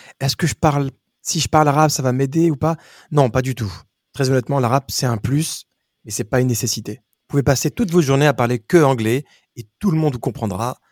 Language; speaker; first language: French; native; French